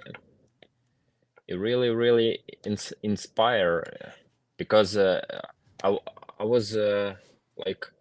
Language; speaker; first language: English; non-native, fluent; Ukrainian